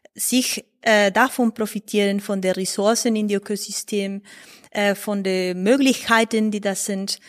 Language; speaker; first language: German; non-native, learner; Spanish